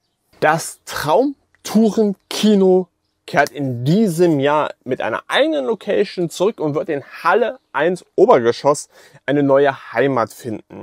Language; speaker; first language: German; native; German